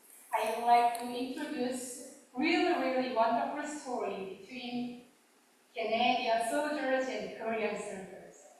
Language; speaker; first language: English; non-native, learner; Korean